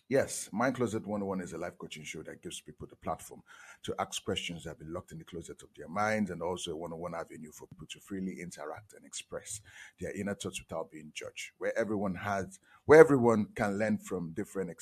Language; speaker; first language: English; non-native, local second language; Igbo